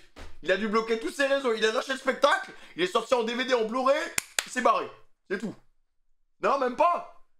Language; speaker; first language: French; native; French